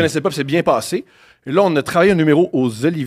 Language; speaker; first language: French; native; French